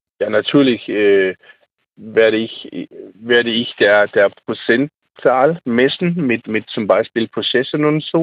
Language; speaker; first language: German; non-native, learner; Danish